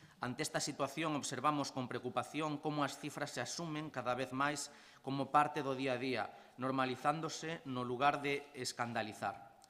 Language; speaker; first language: Galician; non-native, local second language; Spanish